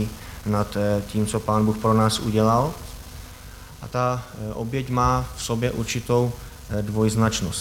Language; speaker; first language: Czech; native; Czech